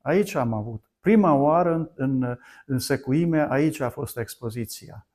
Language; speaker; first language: Romanian; non-native, local second language; Hungarian